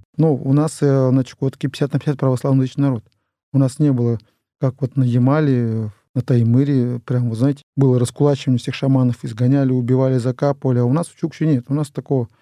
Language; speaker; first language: Russian; non-native, local second language; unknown